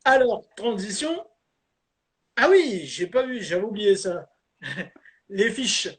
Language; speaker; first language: French; native; French